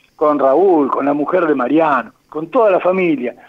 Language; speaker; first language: Spanish; native; Spanish